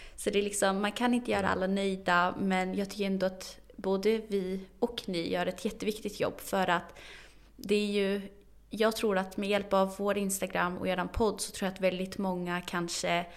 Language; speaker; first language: Swedish; early bilingual, other home language; Arabic